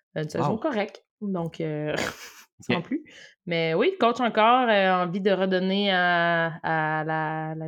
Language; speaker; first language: French; native; French